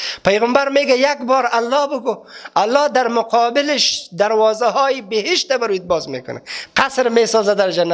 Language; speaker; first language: Persian; native; Persian